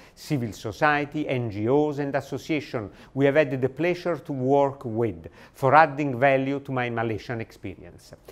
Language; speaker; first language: English; non-native, fluent; Italian